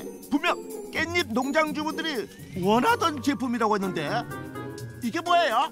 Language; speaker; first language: Korean; native; Korean